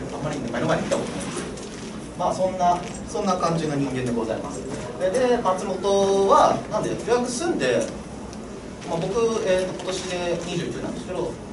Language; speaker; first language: Japanese; native; Japanese